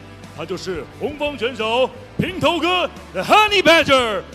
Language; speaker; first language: Chinese; native; Chinese